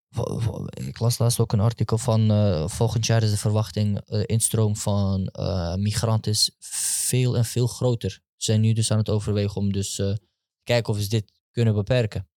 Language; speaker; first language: Dutch; early bilingual, other home language; Turkish